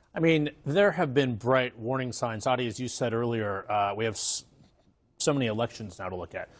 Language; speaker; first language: English; native; English